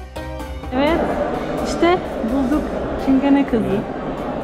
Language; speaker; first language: Turkish; non-native, fluent; Slovenian